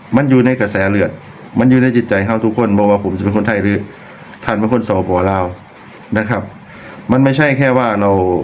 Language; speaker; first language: Thai; non-native, local second language; Lao